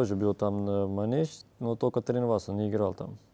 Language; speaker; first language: Russian; non-native, learner; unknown